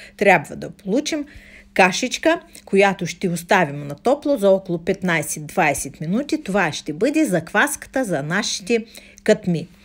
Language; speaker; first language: Bulgarian; non-native, fluent; Russian